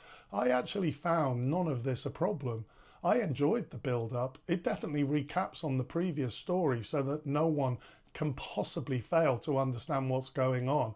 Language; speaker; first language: English; native; English